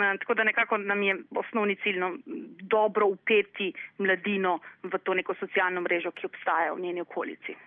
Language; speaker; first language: Slovenian; early bilingual, other home language; Bosnian